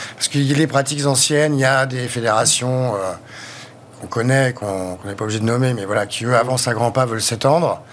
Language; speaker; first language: French; native; French